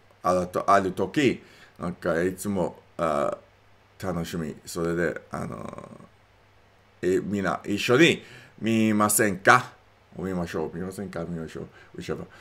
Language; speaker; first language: Japanese; non-native, learner; English